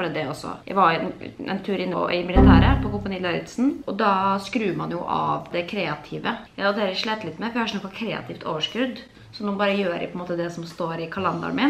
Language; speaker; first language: Norwegian; native; Norwegian